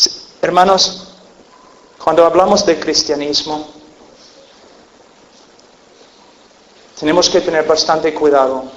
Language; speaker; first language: Spanish; non-native, fluent; English